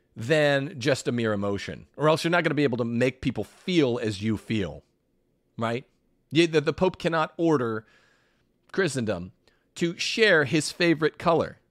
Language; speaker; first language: English; native; English